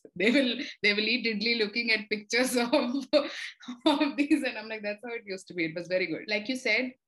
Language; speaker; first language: English; non-native, local second language; Telugu